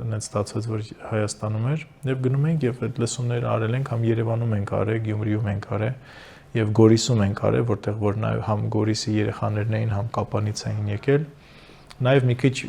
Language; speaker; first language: Armenian; native; Armenian